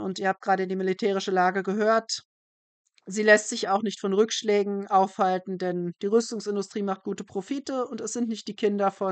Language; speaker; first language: German; native; German